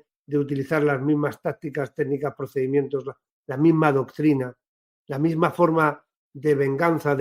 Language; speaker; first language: Spanish; native; Spanish